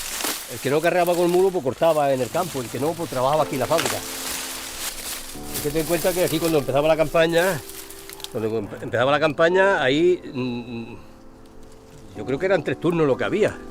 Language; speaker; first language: Spanish; early bilingual, heritage; English